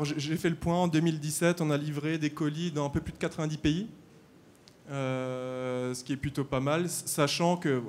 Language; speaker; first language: French; native; French